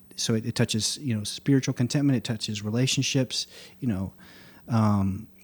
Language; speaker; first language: English; native; English